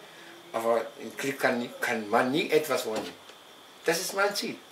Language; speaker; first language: German; non-native, local second language; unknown